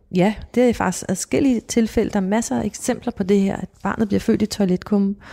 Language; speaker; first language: Danish; native; Danish